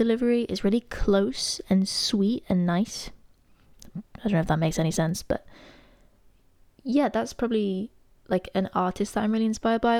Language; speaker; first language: English; native; English